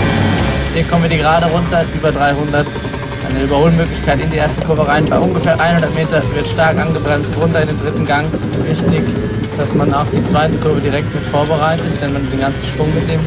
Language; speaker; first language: German; native; German